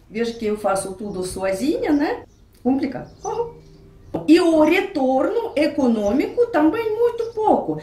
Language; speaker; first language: Portuguese; non-native, fluent; Russian